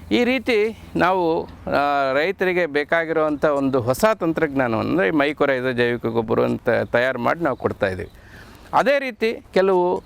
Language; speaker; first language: Kannada; native; Kannada